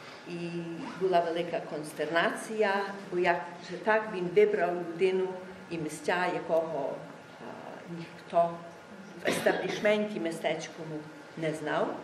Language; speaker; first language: Ukrainian; early bilingual, heritage; Ukrainian